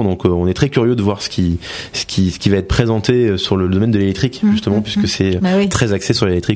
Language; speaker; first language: French; native; French